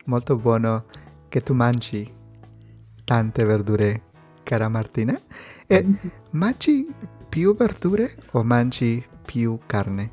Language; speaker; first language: Italian; non-native, learner; Spanish